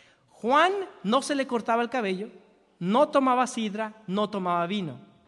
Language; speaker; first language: Spanish; native; Spanish